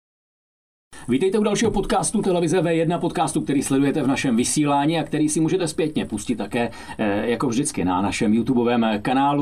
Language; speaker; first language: Czech; native; Czech